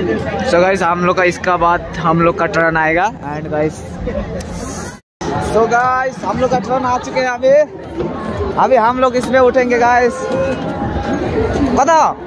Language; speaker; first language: Hindi; non-native, local second language; Nepali